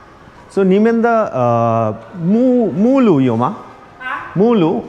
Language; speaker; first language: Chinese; non-native, learner; Bangla